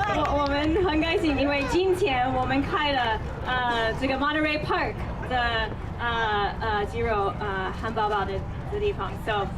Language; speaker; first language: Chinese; non-native, learner; English